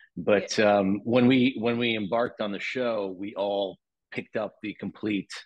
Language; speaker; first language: English; native; English